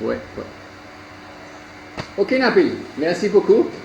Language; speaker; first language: French; non-native, learner; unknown